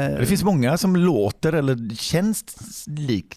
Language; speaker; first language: Swedish; native; Swedish